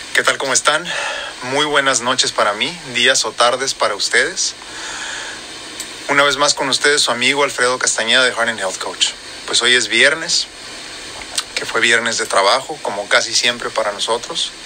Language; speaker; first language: Spanish; native; Spanish